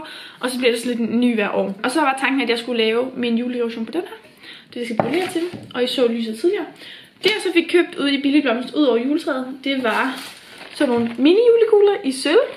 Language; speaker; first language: Danish; native; Danish